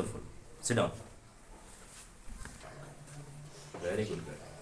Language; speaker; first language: English; non-native, fluent; Hindi